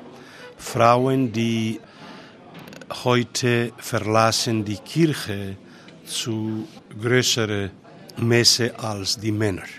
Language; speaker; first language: German; non-native, learner; Spanish